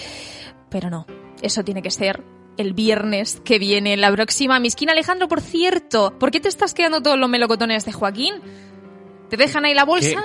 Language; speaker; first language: Spanish; native; Spanish